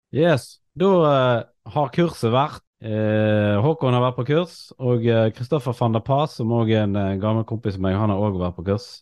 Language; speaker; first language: Norwegian; native; Norwegian